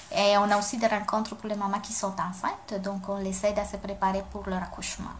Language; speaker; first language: French; non-native, fluent; Spanish